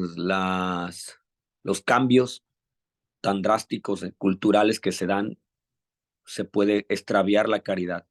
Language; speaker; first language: Spanish; native; Spanish